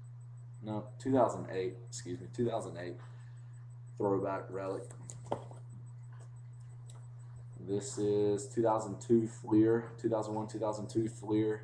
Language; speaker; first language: English; native; English